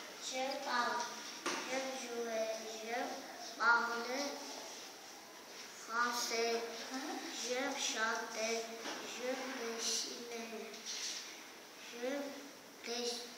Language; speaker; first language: French; non-native, learner; Armenian